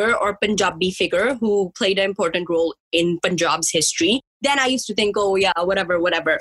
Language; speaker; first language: English; early bilingual, other home language; Punjabi